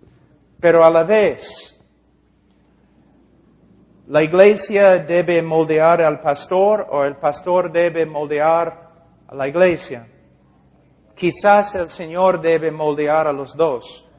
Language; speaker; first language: Spanish; non-native, fluent; English